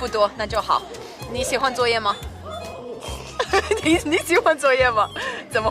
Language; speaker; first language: Chinese; non-native, fluent; English